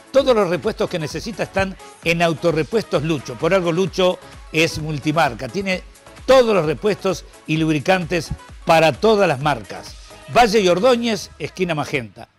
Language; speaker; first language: Spanish; native; Spanish